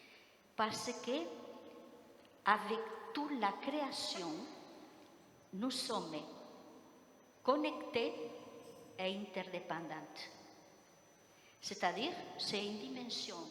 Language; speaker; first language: French; non-native, fluent; Spanish